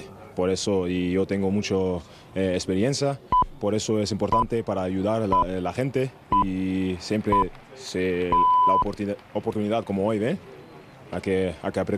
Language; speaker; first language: Spanish; non-native, fluent; German